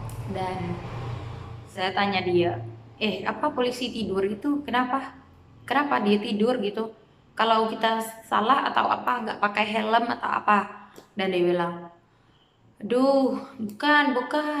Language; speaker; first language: Indonesian; non-native, fluent; Khmer